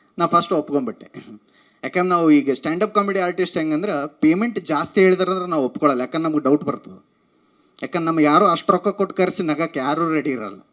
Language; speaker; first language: Kannada; native; Kannada